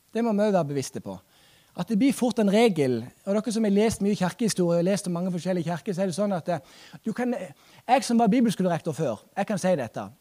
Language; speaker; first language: Norwegian; native; Norwegian